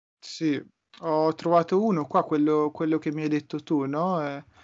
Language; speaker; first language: Italian; native; Italian